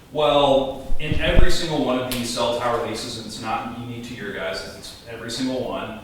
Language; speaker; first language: English; native; English